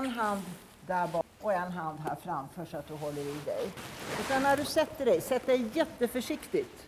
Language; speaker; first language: Swedish; native; Swedish